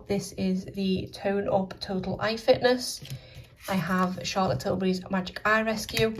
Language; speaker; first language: English; native; English